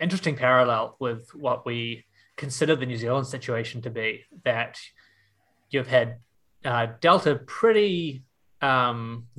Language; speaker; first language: English; native; English